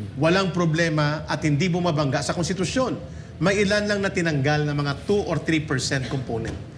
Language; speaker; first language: Filipino; non-native, local second language; Hiligaynon